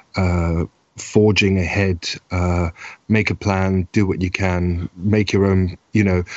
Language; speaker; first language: English; native; English